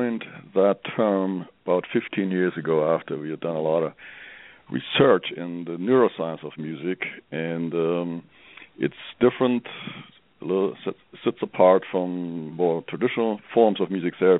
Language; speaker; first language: English; non-native, fluent; German